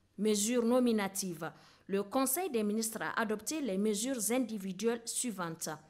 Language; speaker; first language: French; non-native, local second language; Hausa